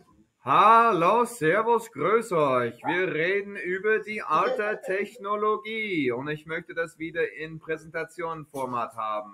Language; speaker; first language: German; non-native, fluent; English